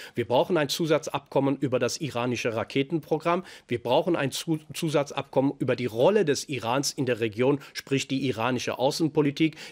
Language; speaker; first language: German; early bilingual, other home language; Persian